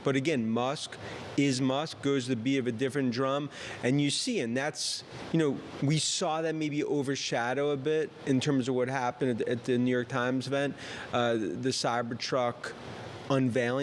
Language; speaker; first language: English; native; English